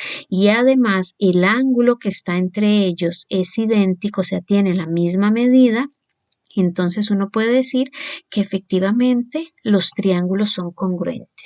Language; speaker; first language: Spanish; native; Spanish